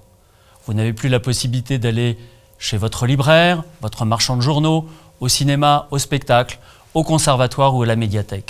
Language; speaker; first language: French; native; French